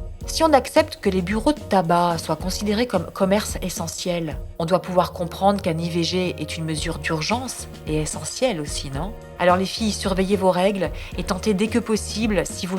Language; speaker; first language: French; native; French